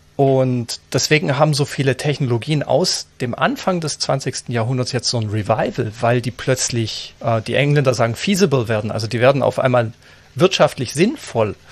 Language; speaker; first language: German; native; German